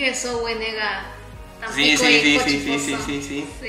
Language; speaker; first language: Korean; non-native, learner; Spanish